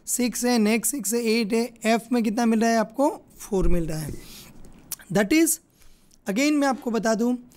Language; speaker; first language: Hindi; non-native, local second language; Gujarati